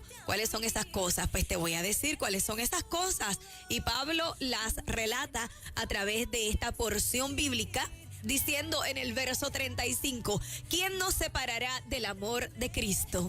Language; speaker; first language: Spanish; native; Spanish